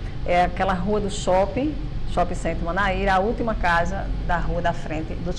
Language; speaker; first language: Portuguese; native; Portuguese